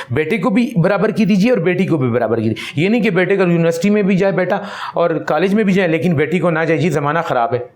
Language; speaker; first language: Urdu; non-native, local second language; Pashto